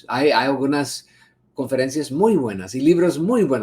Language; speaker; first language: Spanish; non-native, fluent; English